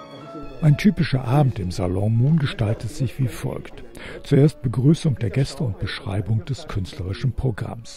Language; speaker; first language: German; native; German